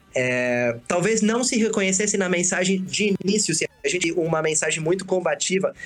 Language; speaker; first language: Portuguese; early bilingual, other home language; Spanish